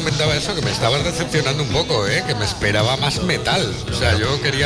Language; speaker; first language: Spanish; native; Spanish